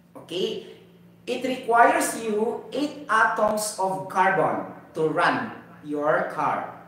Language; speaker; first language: English; non-native, local second language; Cebuano